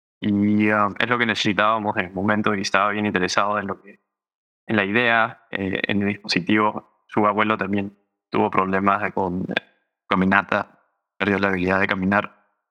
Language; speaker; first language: Spanish; early bilingual, heritage; Spanish